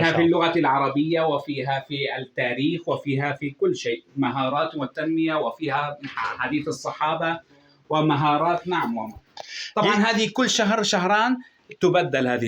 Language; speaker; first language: Arabic; native; Arabic